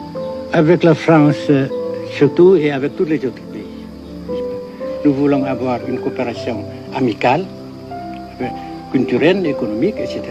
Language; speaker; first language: French; non-native, fluent; Vietnamese